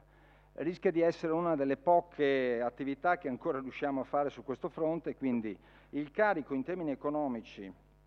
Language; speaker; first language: Italian; native; Italian